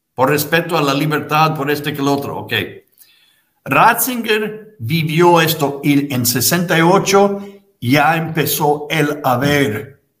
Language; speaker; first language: Spanish; non-native, fluent; English